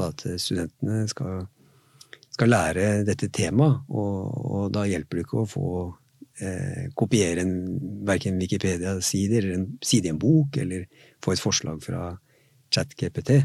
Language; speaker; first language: Norwegian; native; Norwegian